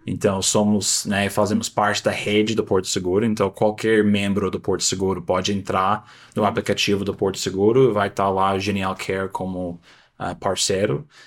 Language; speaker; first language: Portuguese; non-native, fluent; English